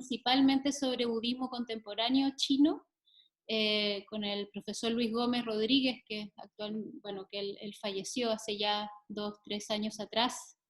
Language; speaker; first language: Spanish; native; Spanish